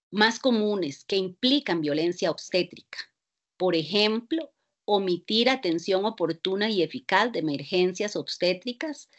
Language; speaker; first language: Spanish; native; Spanish